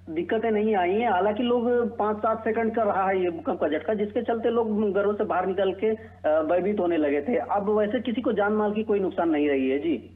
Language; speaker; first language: Hindi; native; Hindi